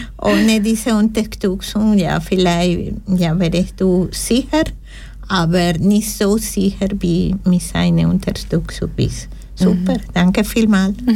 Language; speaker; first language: German; non-native, learner; Spanish